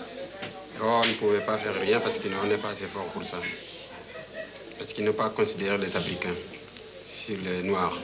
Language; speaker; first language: French; non-native, learner; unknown